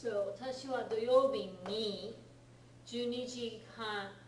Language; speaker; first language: Japanese; non-native, fluent; English